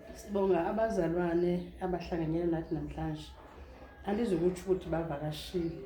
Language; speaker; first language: Zulu; non-native, local second language; Xhosa